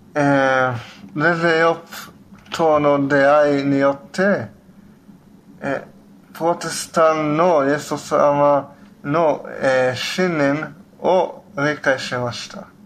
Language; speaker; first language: Japanese; non-native, learner; Hebrew